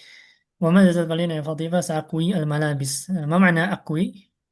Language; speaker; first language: Arabic; non-native, fluent; Indonesian